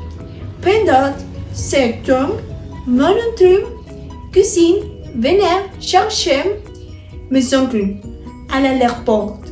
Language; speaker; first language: French; non-native, learner; Spanish